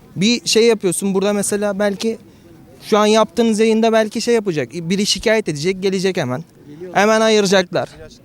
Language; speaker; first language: Turkish; early bilingual, other home language; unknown